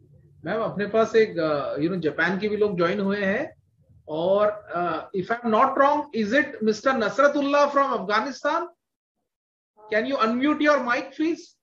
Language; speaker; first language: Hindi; non-native, local second language; Marathi